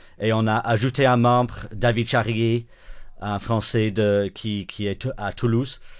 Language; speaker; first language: French; non-native, fluent; English